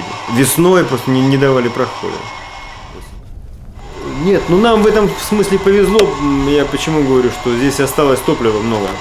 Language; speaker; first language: Russian; native; Russian